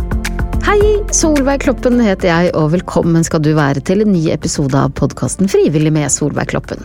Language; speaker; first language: Norwegian; native; Norwegian